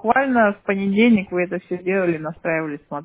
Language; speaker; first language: Russian; native; Russian